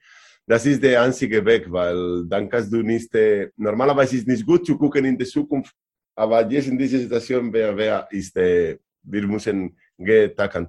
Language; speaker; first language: German; non-native, learner; Spanish